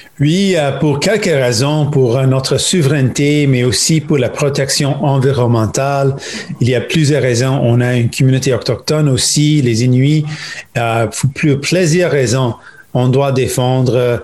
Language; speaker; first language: French; non-native, local second language; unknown